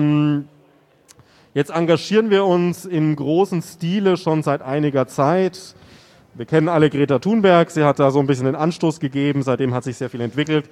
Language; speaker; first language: German; native; German